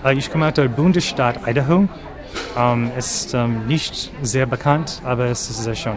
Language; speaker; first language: German; non-native, learner; English